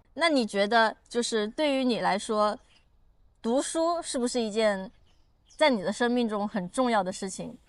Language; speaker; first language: Chinese; native; Chinese